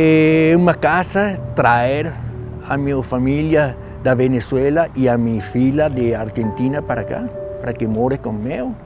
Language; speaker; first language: Portuguese; non-native, learner; Spanish